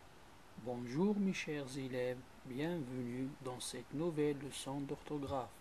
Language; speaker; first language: French; non-native, local second language; Arabic